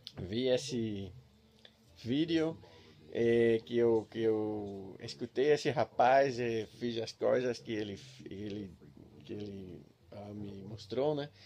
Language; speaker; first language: Portuguese; non-native, learner; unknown